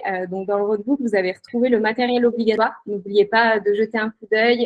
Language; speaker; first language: French; native; French